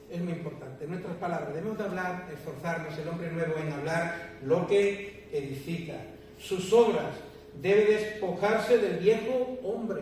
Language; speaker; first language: Spanish; native; Spanish